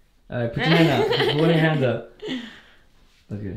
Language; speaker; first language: English; early bilingual, other home language; Spanish